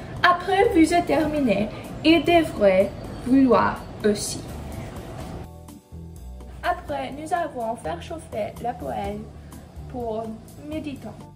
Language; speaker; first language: French; non-native, learner; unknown